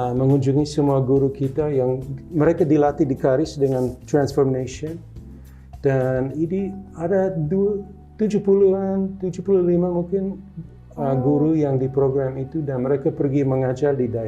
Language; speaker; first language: Indonesian; non-native, local second language; English